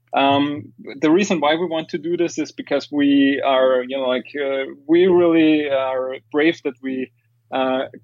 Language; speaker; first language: English; non-native, fluent; German